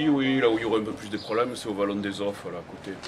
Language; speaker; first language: French; native; French